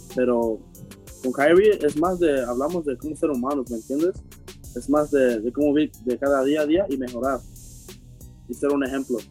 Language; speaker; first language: Spanish; early bilingual, heritage; Spanish